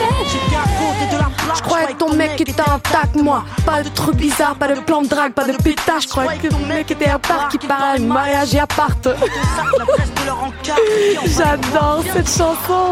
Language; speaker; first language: French; native; French